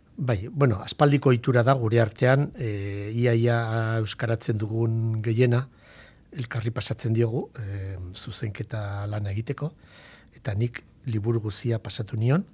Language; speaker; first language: Basque; non-native, local second language; Spanish